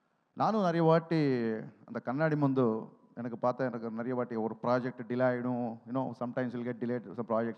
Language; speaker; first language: Tamil; non-native, learner; Telugu